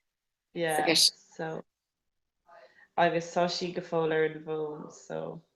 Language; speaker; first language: Irish; non-native, local second language; English